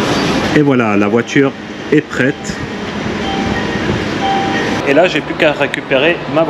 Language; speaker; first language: French; native; French